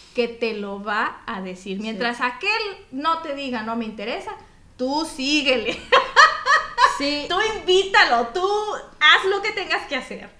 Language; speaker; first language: Spanish; native; Spanish